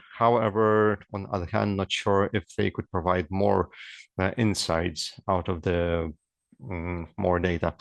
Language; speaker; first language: English; non-native, fluent; Lithuanian